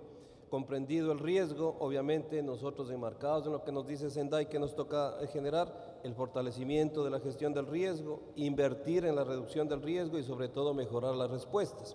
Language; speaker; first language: Spanish; native; Spanish